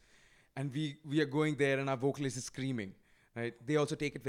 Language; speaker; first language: English; non-native, local second language; Odia